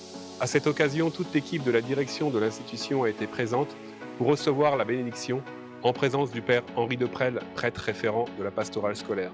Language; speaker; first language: French; native; French